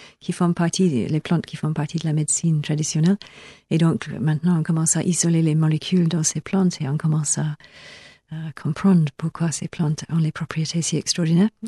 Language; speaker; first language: French; non-native, fluent; English